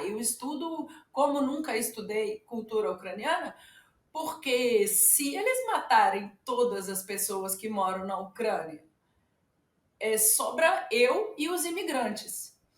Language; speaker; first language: Portuguese; non-native, fluent; Ukrainian